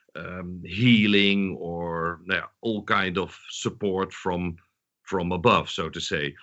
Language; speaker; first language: English; non-native, fluent; Dutch